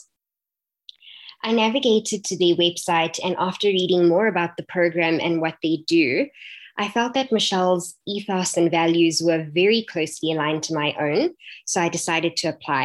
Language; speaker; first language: English; native; English